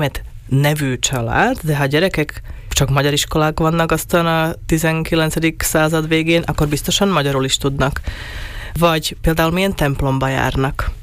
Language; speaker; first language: Hungarian; non-native, local second language; Slovak